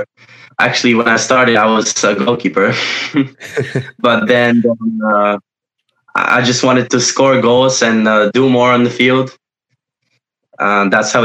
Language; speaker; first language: English; non-native, fluent; Polish